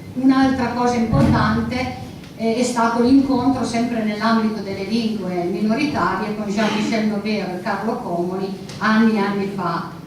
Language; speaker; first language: Italian; non-native, local second language; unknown